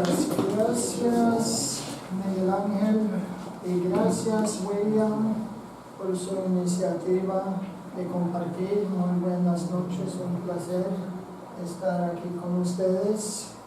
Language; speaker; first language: Spanish; non-native, fluent; Swedish